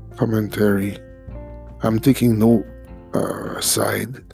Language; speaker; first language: English; non-native, fluent; French